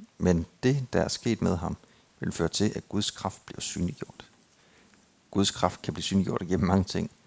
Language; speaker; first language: Danish; native; Danish